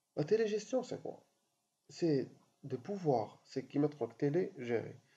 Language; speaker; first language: French; non-native, local second language; Arabic